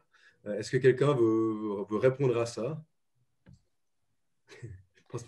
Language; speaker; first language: French; native; French